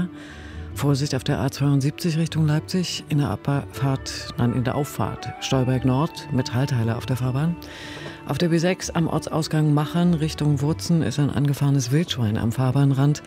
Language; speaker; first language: German; native; German